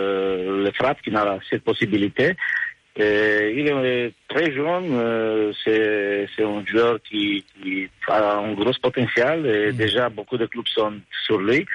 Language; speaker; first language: French; non-native, fluent; Romanian